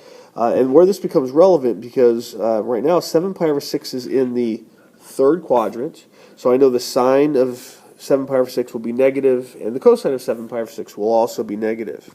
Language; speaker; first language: English; native; English